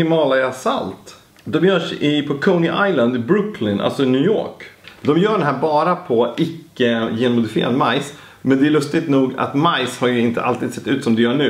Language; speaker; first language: Swedish; native; Swedish